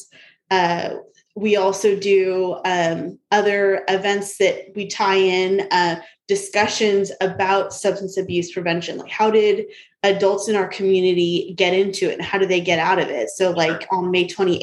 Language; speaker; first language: English; native; English